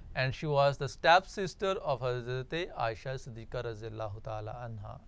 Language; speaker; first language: English; non-native, local second language; Urdu